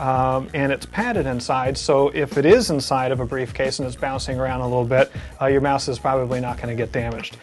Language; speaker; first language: English; native; English